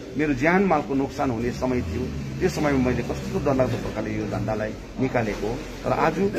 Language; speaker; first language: Nepali; native; Nepali